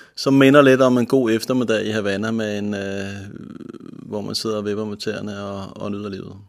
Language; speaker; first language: Danish; native; Danish